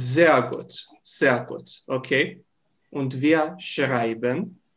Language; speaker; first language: German; non-native, fluent; Serbian